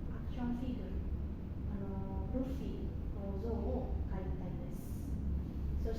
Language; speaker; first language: Japanese; non-native, learner; Indonesian